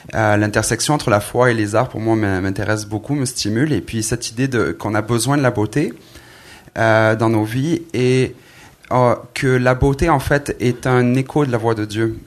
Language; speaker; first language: French; native; French